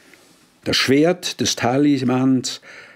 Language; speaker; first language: German; native; German